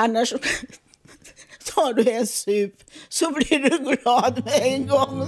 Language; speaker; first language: Swedish; non-native, fluent; Italian